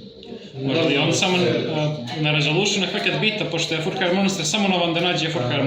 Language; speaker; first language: Bosnian; native; Bosnian